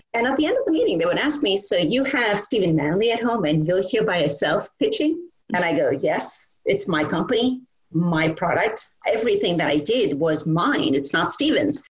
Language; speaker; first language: English; non-native, local second language; Bangla